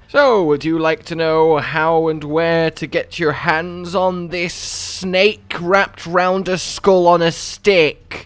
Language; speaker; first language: English; native; English